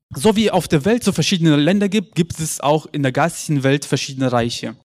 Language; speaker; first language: German; early bilingual, other home language; Russian